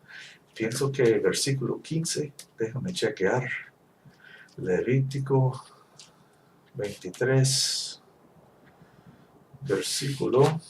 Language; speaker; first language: Spanish; non-native, fluent; English